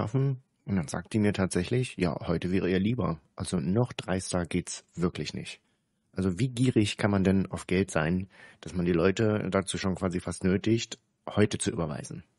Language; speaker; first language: German; native; German